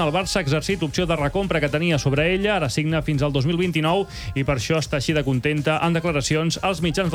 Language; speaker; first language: Catalan; native; Catalan